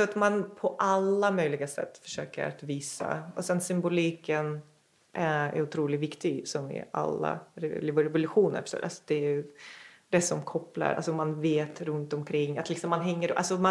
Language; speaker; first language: Swedish; non-native, fluent; Russian